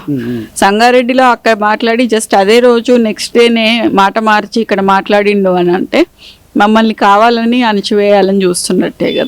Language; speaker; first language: Telugu; native; Telugu